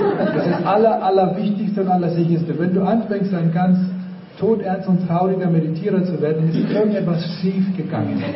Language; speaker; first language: German; native; German